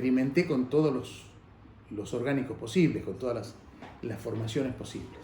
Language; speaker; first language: Spanish; native; Spanish